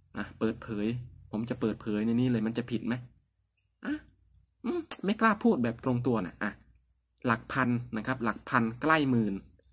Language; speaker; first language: Thai; non-native, local second language; Northern Khmer